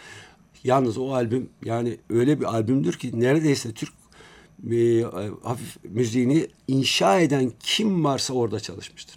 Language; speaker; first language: Turkish; native; Turkish